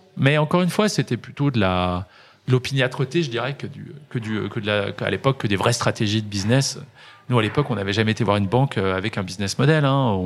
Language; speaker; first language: French; native; French